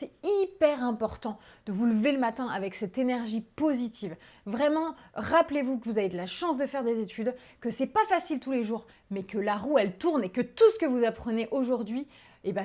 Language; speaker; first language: French; native; French